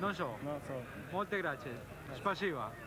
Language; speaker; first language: Italian; non-native, learner; Spanish